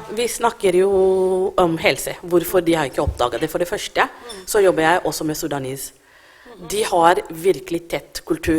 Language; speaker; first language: Norwegian; non-native, fluent; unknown